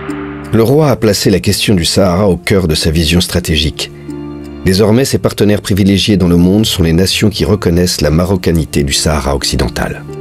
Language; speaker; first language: French; native; French